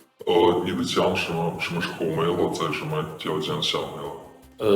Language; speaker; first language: Chinese; non-native, learner; Ukrainian